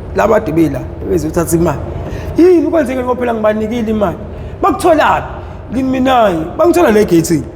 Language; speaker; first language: Zulu; native; Zulu